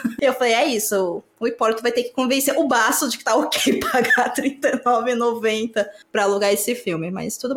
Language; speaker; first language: Portuguese; native; Portuguese